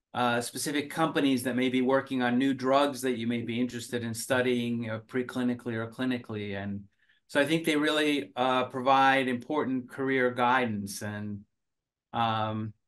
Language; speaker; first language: English; early bilingual, other home language; Finnish